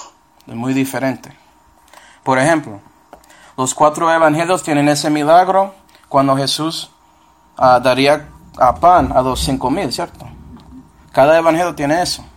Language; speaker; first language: Spanish; non-native, fluent; English